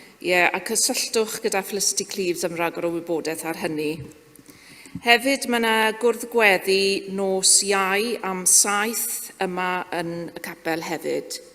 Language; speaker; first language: Welsh; native; Welsh